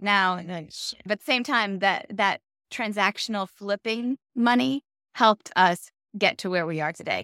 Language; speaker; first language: English; native; English